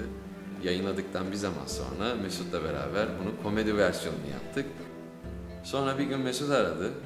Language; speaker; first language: Turkish; native; Turkish